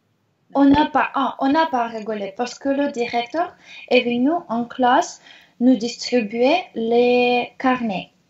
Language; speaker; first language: French; non-native, learner; Russian